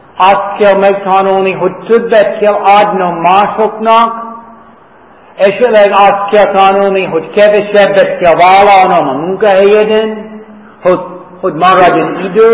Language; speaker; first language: Hungarian; non-native, learner; English